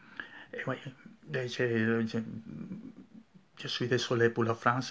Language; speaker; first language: French; non-native, learner; Spanish